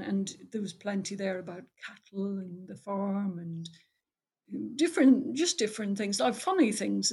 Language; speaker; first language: English; native; English